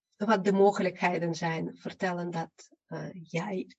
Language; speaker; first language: Dutch; non-native, fluent; Ukrainian